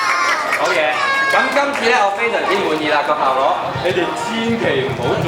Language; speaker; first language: Cantonese; native; Cantonese